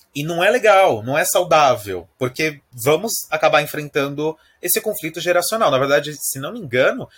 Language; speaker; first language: Portuguese; native; Portuguese